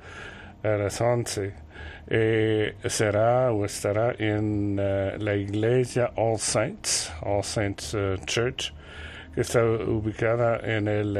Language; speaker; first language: Spanish; non-native, learner; French